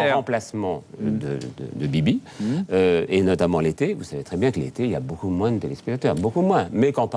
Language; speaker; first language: French; native; French